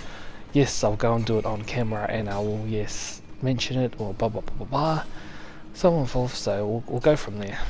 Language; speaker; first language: English; native; English